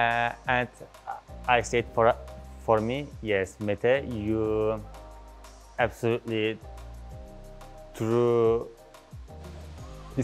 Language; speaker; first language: English; non-native, learner; Turkish